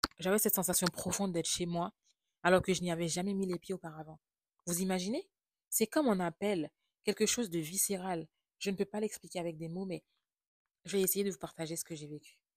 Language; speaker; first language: French; non-native, local second language; Haitian Creole